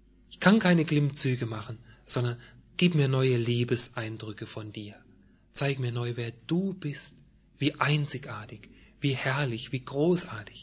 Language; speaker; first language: German; native; German